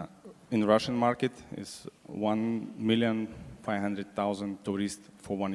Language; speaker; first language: English; non-native, learner; Russian